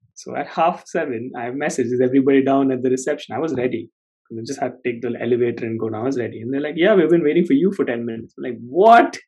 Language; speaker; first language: English; non-native, local second language; Tamil